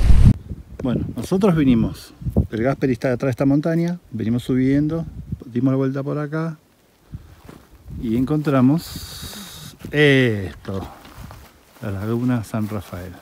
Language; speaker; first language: Spanish; native; Spanish